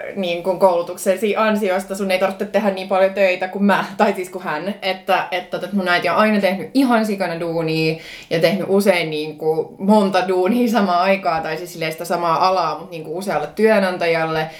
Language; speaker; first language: Finnish; non-native, local second language; Swedish